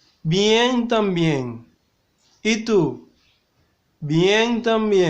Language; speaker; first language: Spanish; non-native, learner; Haitian Creole